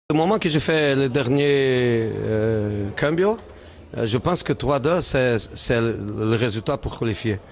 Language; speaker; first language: French; non-native, fluent; Portuguese